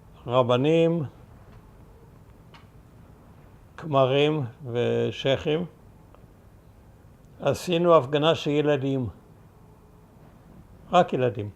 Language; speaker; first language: Hebrew; early bilingual, other home language; German